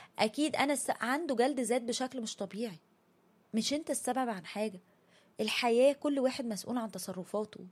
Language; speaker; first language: Egyptian Arabic; native; Egyptian Arabic